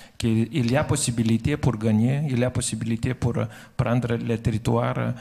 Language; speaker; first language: French; non-native, fluent; Lithuanian